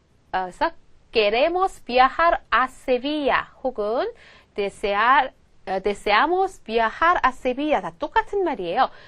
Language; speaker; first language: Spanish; non-native, fluent; Korean